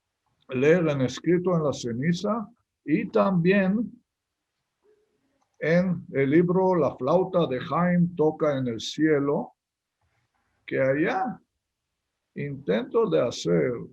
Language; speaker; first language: Spanish; non-native, fluent; Hebrew